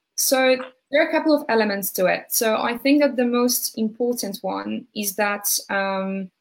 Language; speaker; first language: English; non-native, fluent; Polish